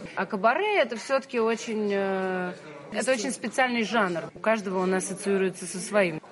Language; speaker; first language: Russian; early bilingual, other home language; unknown